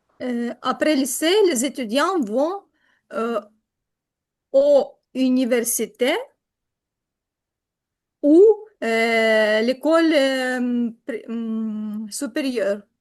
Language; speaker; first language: French; non-native, learner; Ukrainian